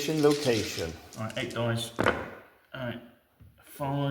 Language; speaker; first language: English; native; English